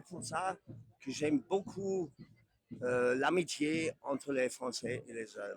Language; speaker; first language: French; non-native, learner; German